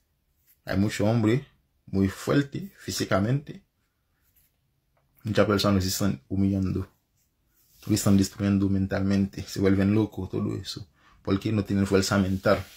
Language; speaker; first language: Spanish; non-native, fluent; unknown